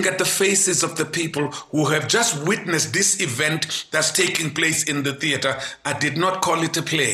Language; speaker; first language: English; non-native, local second language; Xhosa